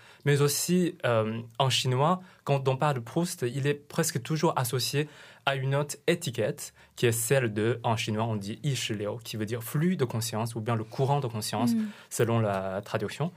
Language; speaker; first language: French; non-native, fluent; Chinese